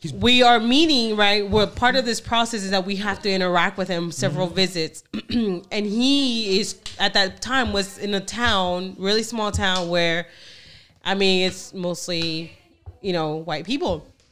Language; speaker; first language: English; early bilingual, other home language; Spanish